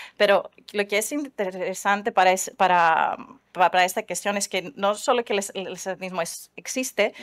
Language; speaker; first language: Spanish; non-native, fluent; Greek